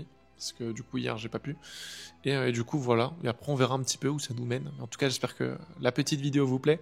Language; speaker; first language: French; native; French